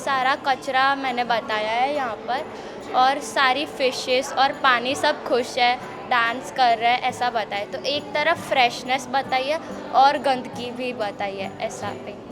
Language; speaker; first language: Hindi; non-native, local second language; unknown